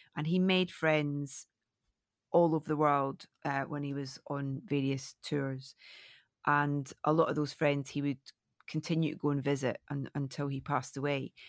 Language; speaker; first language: English; native; English